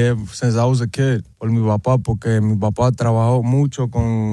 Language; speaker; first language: Spanish; early bilingual, heritage; Spanish